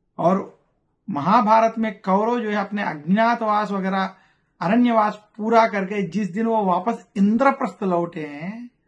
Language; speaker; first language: Hindi; non-native, local second language; Telugu